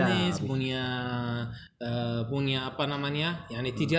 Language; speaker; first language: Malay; non-native, fluent; Arabic